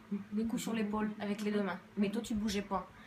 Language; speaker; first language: French; native; French